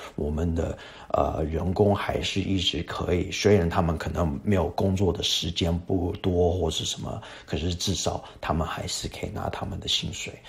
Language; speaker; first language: Chinese; non-native, fluent; English